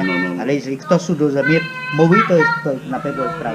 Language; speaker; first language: Polish; non-native, fluent; Khmer